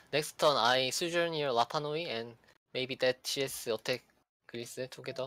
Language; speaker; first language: English; non-native, learner; Korean